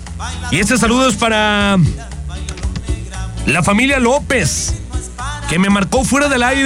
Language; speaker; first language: Spanish; native; Spanish